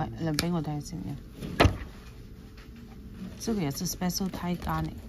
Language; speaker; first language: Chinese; non-native, local second language; Cantonese